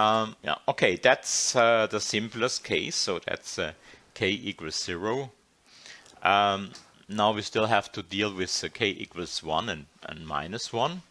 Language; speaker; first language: English; non-native, fluent; German